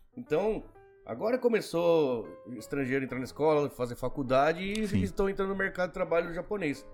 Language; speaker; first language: Portuguese; early bilingual, other home language; Spanish